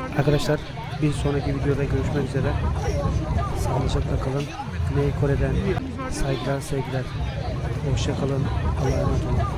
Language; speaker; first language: Turkish; native; Turkish